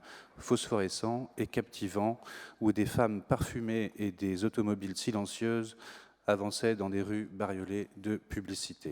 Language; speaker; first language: French; native; French